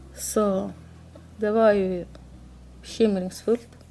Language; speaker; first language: Norwegian; non-native, learner; Somali